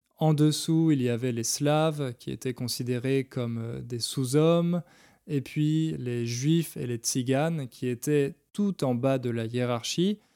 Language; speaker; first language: French; native; French